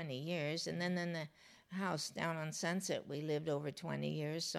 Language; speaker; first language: English; native; English